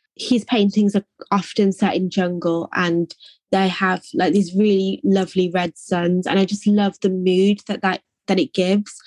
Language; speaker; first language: English; native; English